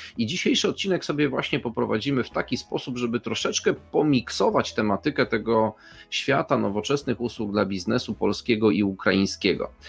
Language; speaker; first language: Polish; native; Polish